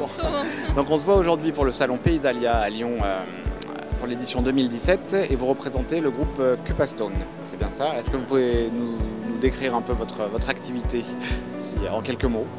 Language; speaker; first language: French; native; French